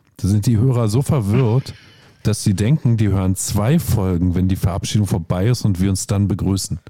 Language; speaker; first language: German; native; German